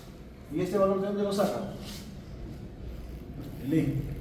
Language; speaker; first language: Spanish; native; Spanish